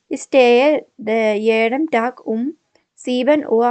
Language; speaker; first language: German; non-native, learner; Malayalam